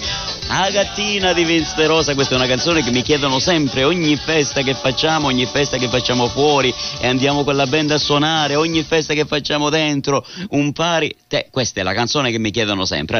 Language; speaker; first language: Italian; early bilingual, heritage; Italian